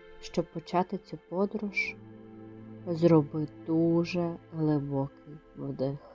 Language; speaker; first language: Ukrainian; native; Ukrainian